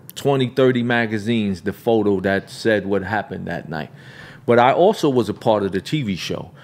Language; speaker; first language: English; native; English